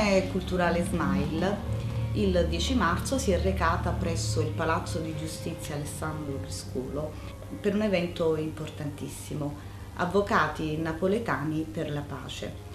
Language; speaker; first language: Italian; native; Italian